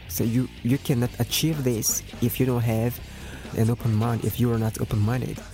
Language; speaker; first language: English; non-native, fluent; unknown